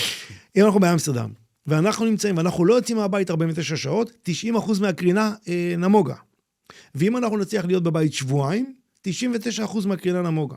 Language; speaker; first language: Hebrew; native; Hebrew